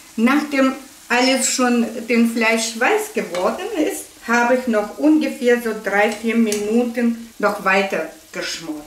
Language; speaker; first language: German; non-native, fluent; Russian